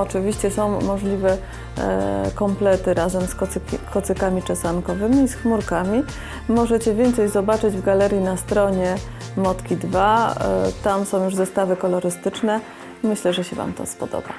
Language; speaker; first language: Polish; native; Polish